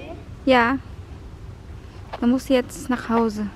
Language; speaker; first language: German; non-native, learner; Filipino